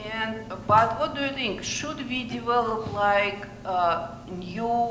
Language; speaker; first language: English; non-native, learner; Russian